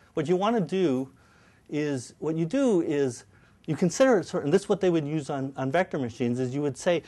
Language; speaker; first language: English; native; English